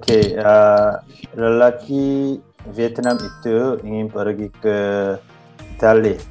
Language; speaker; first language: Indonesian; non-native, learner; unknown